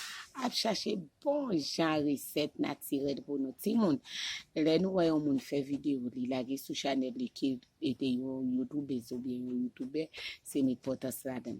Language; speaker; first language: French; non-native, local second language; Haitian Creole